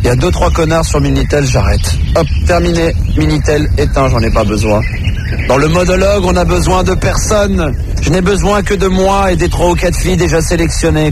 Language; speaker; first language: French; native; French